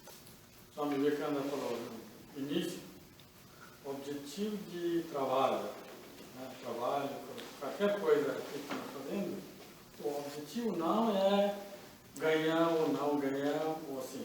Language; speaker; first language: Portuguese; non-native, learner; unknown